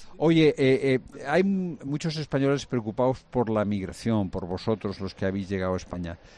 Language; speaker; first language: Spanish; native; Spanish